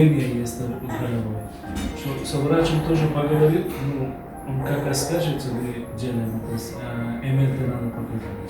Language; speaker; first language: Russian; non-native, learner; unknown